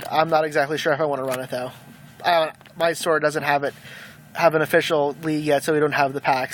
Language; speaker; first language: English; native; English